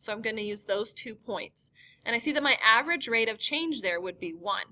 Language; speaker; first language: English; native; English